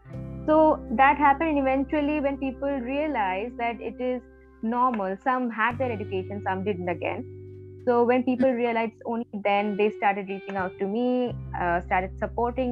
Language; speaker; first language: English; non-native, local second language; Bangla